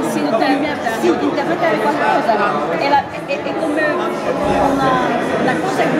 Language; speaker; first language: Italian; non-native, learner; French